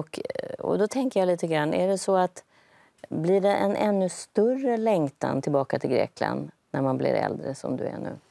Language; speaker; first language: Swedish; native; Swedish